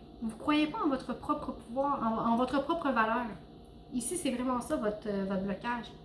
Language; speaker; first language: French; native; French